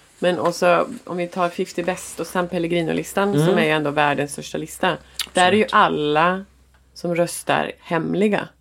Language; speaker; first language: Swedish; native; Swedish